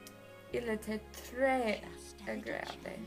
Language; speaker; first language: French; non-native, learner; English